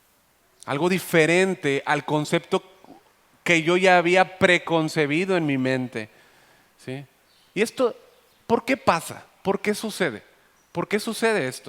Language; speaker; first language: Spanish; native; Spanish